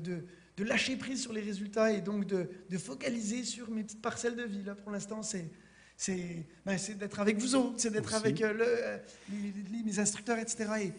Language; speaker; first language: French; native; French